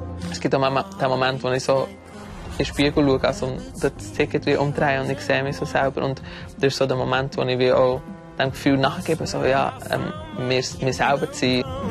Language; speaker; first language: German; native; German